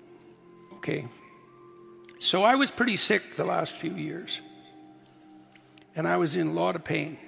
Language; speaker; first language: English; native; English